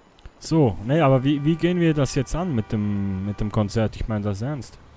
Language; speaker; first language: German; native; German